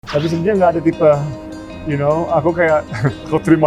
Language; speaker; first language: Indonesian; early bilingual, heritage; English